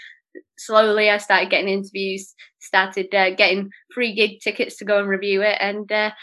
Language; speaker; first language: English; native; English